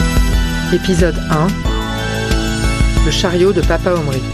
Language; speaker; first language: French; native; French